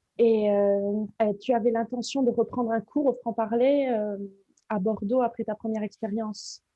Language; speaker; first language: French; native; French